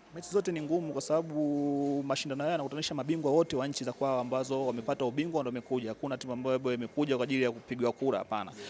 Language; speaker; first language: Swahili; native; Swahili